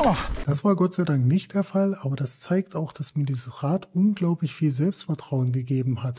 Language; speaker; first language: German; native; German